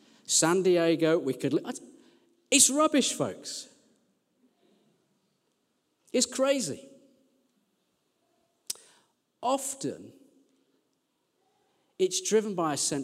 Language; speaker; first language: English; native; English